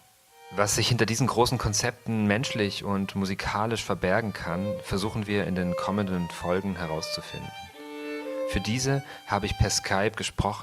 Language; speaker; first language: German; native; German